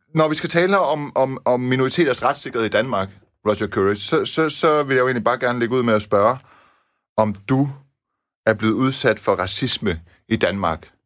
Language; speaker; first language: Danish; early bilingual, other home language; Persian